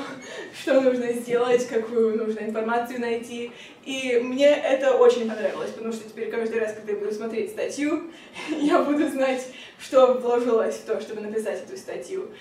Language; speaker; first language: Russian; non-native, fluent; English